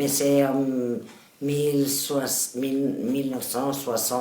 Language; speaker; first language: French; non-native, learner; Catalan